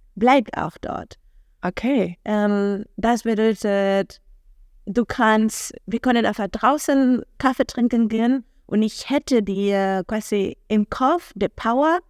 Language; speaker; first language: German; non-native, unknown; Spanish